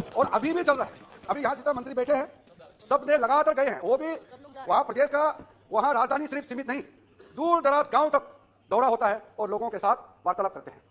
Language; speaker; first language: Hindi; non-native, local second language; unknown